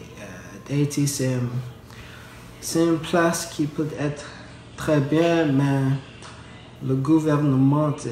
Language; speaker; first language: French; non-native, learner; English